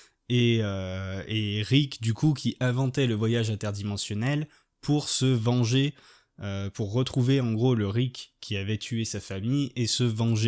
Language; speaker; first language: French; native; French